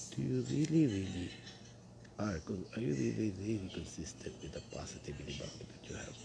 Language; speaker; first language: English; non-native, local second language; Filipino